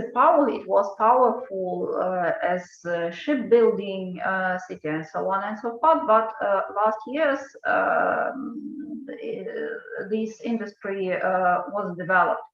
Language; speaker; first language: English; non-native, fluent; Ukrainian